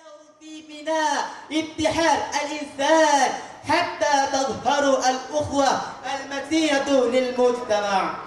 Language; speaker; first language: Arabic; non-native, learner; Malay